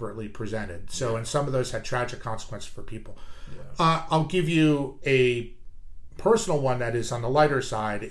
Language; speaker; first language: English; native; English